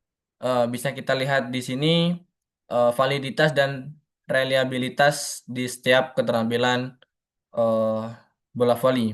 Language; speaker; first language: Indonesian; native; Indonesian